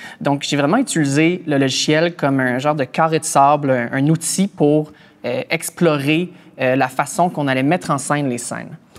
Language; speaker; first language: French; native; French